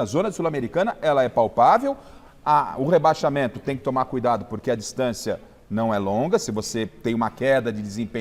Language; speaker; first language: Portuguese; native; Portuguese